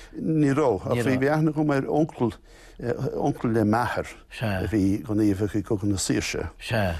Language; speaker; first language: Irish; non-native, local second language; English